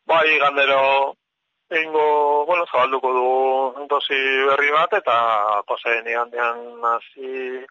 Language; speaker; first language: Basque; native; Basque